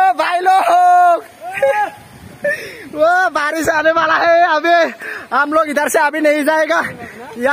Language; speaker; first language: Hindi; non-native, local second language; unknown